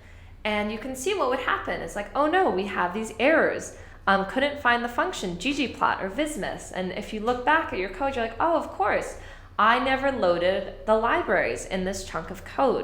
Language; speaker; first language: English; native; English